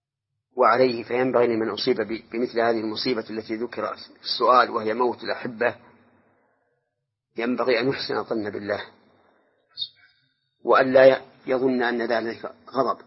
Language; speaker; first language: Arabic; native; Arabic